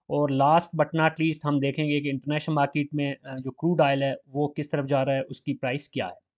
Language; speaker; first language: Urdu; native; Urdu